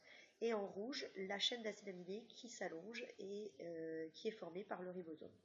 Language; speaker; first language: French; native; French